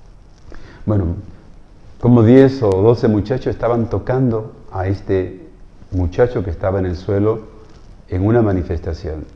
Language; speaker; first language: Spanish; native; Spanish